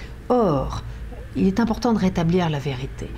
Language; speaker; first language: French; native; French